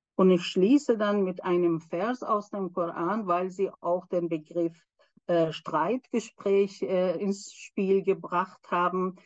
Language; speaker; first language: German; non-native, fluent; Persian